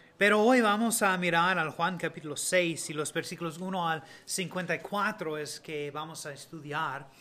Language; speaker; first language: Spanish; non-native, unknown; English